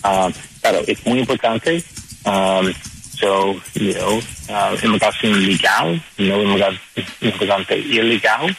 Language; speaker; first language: Spanish; non-native, learner; English